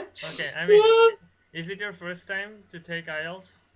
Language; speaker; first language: English; non-native, learner; Bangla